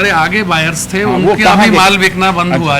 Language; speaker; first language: Hindi; native; Hindi